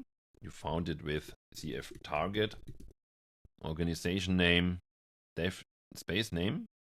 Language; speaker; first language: English; non-native, fluent; German